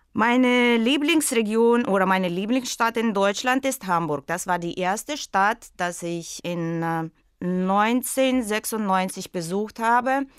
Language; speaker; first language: German; non-native, fluent; Russian